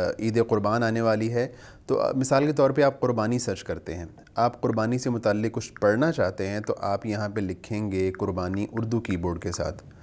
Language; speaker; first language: Urdu; native; Urdu